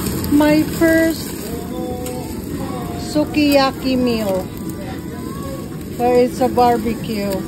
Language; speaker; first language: English; non-native, local second language; Filipino